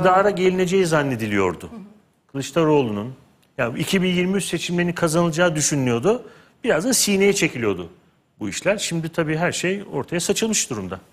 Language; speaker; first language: Turkish; native; Turkish